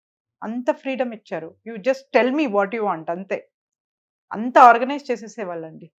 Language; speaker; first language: Telugu; native; Telugu